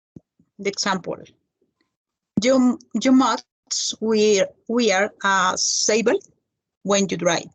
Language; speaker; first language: English; non-native, learner; Spanish